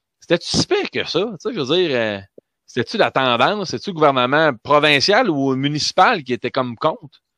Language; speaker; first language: French; native; French